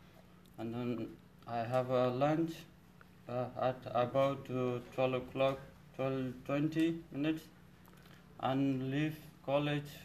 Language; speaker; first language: English; non-native, learner; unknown